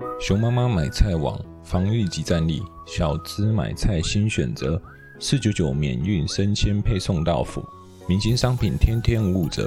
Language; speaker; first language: Chinese; native; Chinese